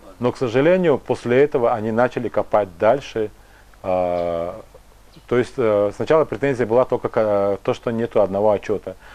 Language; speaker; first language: Russian; non-native, local second language; Tajik